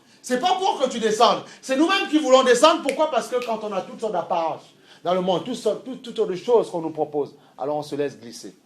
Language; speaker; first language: French; native; French